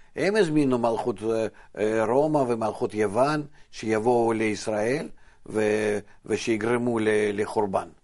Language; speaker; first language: Hebrew; non-native, fluent; Russian